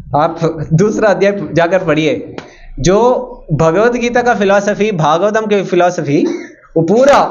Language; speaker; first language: Hindi; non-native, local second language; Kannada